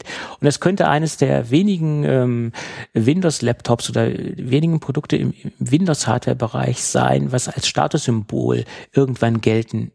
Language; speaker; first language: German; native; German